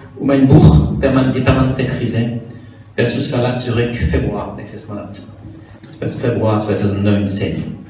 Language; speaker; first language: German; non-native, fluent; French